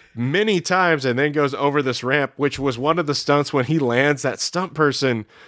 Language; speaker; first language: English; native; English